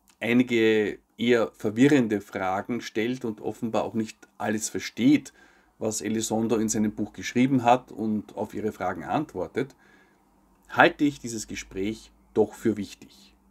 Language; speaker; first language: German; native; German